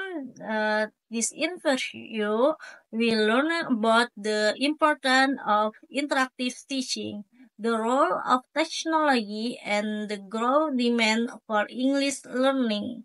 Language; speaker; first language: English; non-native, learner; Indonesian